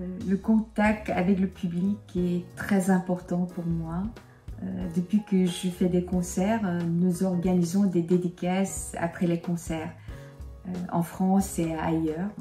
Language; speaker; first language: French; non-native, fluent; Korean